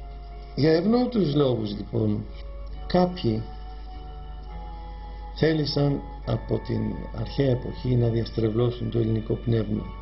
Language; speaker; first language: Greek; native; Greek